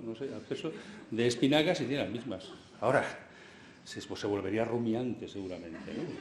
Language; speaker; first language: Spanish; native; Spanish